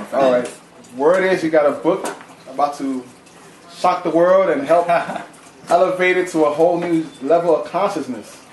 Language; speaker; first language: English; native; English